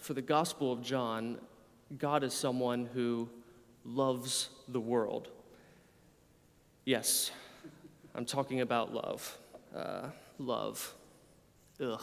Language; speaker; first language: English; native; English